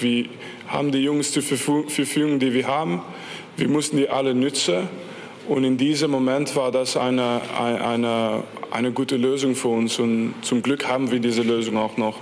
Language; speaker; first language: German; non-native, fluent; French